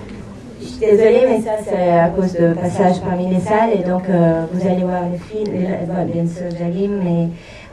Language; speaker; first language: French; non-native, fluent; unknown